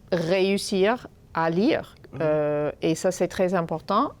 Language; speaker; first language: French; non-native, fluent; English